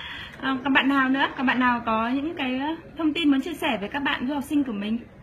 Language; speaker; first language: Vietnamese; native; Vietnamese